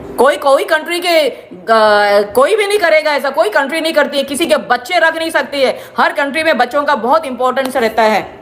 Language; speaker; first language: Hindi; non-native, local second language; Gujarati